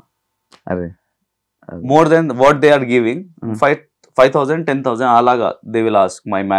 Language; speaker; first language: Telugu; non-native, local second language; Urdu